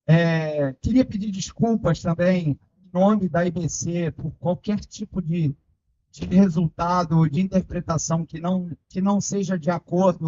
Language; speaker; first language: Portuguese; native; Portuguese